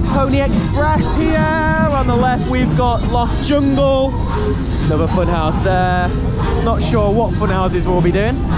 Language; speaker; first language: English; native; English